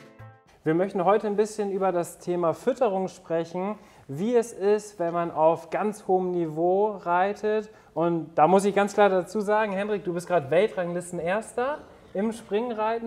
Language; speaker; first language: German; native; German